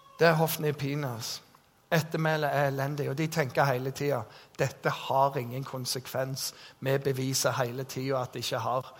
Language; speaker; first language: Norwegian; native; Norwegian